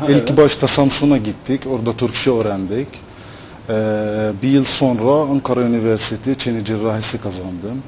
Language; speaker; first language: Turkish; non-native, fluent; Arabic